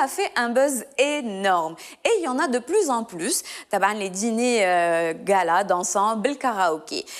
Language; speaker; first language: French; non-native, local second language; Arabic